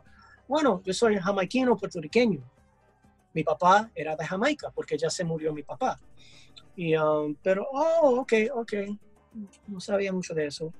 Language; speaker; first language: Spanish; early bilingual, heritage; English